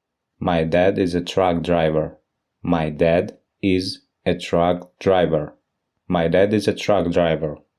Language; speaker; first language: English; non-native, fluent; Russian